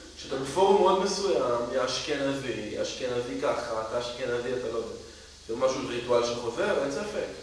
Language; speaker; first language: Hebrew; native; Hebrew